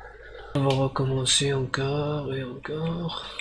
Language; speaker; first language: French; non-native, learner; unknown